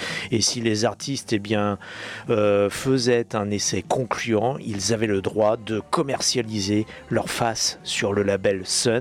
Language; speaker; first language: French; native; French